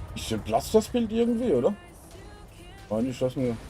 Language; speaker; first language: German; native; German